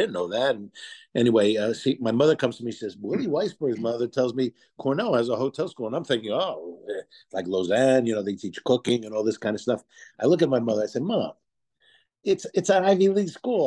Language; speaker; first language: English; native; English